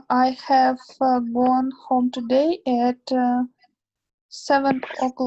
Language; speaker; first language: English; non-native, learner; Russian